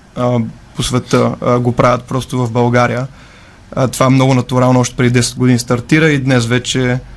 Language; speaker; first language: Bulgarian; native; Bulgarian